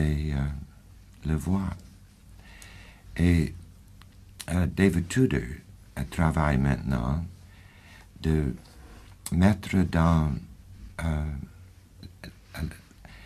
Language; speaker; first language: French; non-native, fluent; English